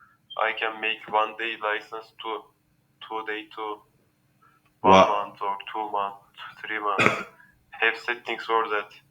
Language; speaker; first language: English; non-native, learner; Turkish